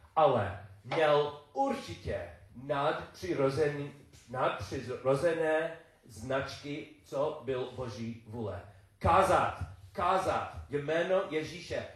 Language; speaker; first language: Czech; non-native, learner; English